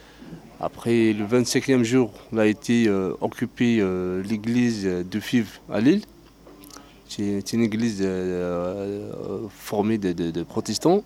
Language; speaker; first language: French; non-native, fluent; Arabic